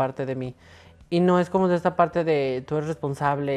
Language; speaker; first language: Spanish; native; Spanish